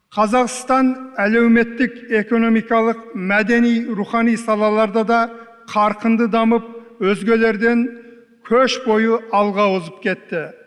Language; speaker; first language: Kazakh; early bilingual, heritage; Kazakh